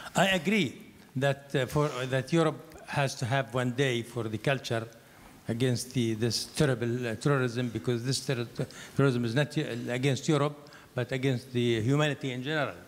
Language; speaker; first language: English; non-native, fluent; Arabic